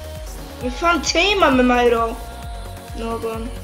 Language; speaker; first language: Swedish; early bilingual, other home language; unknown